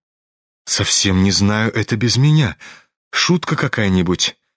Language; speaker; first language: Russian; native; Russian